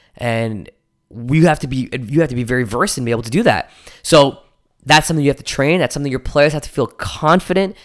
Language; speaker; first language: English; native; English